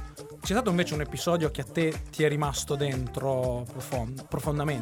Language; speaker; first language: Italian; native; Italian